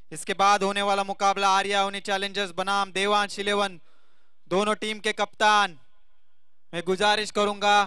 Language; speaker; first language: Hindi; non-native, local second language; Marathi